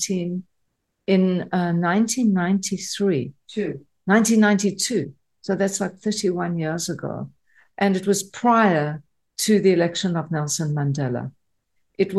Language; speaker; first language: English; native; English